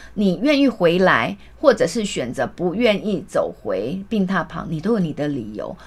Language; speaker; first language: Chinese; native; Chinese